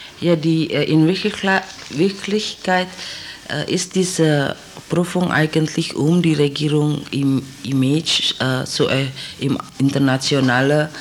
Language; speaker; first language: German; non-native, learner; Indonesian